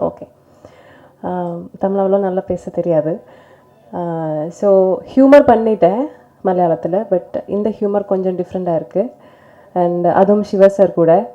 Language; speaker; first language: Tamil; non-native, learner; Malayalam